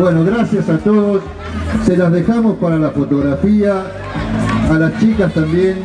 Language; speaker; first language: Spanish; native; Spanish